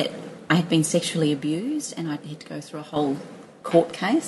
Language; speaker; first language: English; native; English